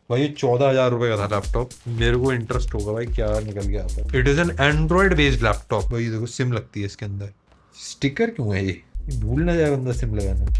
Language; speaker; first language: Hindi; native; Hindi